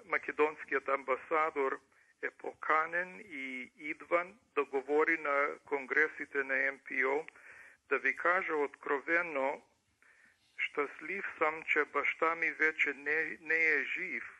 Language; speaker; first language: Bulgarian; early bilingual, heritage; English